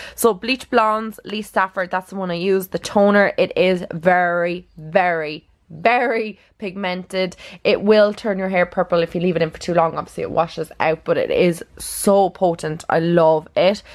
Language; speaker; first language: English; native; English